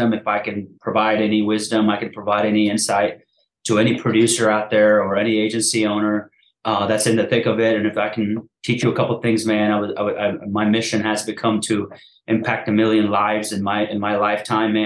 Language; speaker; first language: English; early bilingual, other home language; Persian